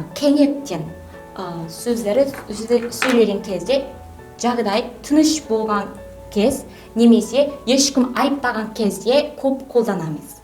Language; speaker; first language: Kazakh; non-native, learner; Korean